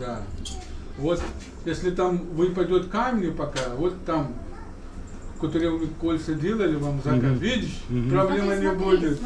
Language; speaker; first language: Russian; non-native, learner; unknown